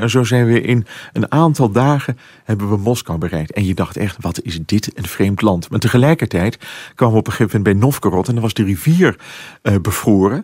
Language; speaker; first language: Dutch; native; Dutch